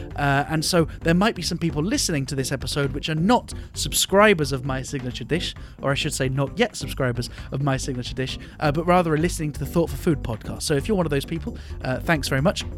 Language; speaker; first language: English; native; English